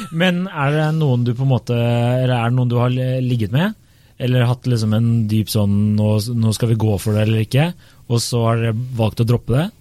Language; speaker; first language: Norwegian; native; Norwegian